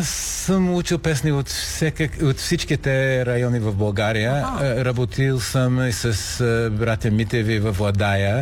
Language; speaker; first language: Bulgarian; non-native, fluent; English